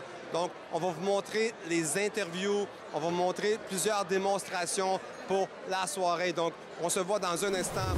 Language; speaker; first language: French; native; French